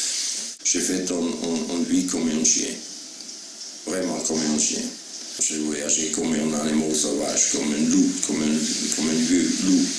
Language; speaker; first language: French; non-native, learner; German